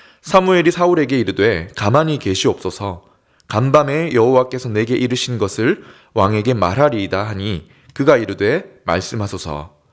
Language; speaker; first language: Korean; native; Korean